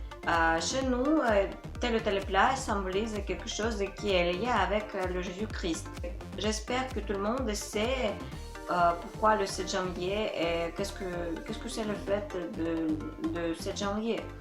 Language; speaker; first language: French; non-native, fluent; Russian